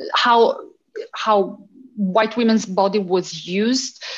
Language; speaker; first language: English; early bilingual, heritage; Italian